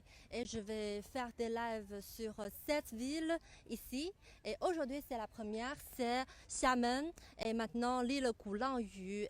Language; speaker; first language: French; non-native, fluent; Chinese